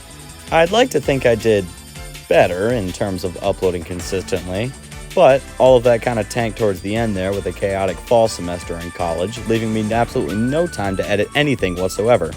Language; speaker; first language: English; native; English